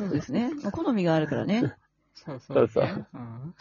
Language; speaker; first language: Japanese; native; Japanese